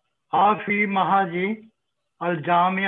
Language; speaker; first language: Arabic; non-native, learner; English